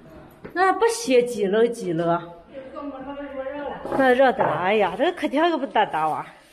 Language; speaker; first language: Chinese; native; Chinese